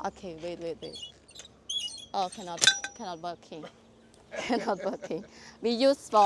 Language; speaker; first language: English; non-native, learner; Khmer